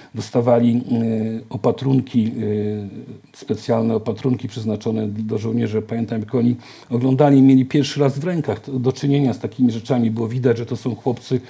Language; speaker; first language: Polish; native; Polish